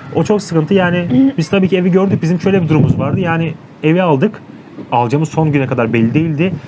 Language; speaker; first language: Turkish; native; Turkish